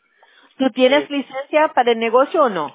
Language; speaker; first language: Spanish; early bilingual, heritage; Spanish